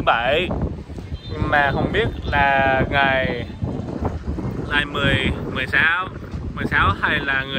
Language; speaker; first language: Vietnamese; non-native, learner; English